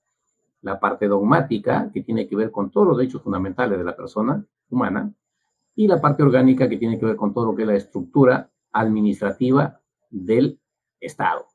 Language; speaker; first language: Spanish; native; Spanish